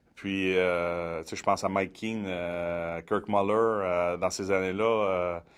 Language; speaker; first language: French; native; French